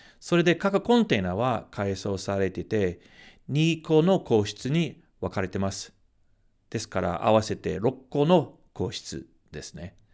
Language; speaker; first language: Japanese; non-native, fluent; English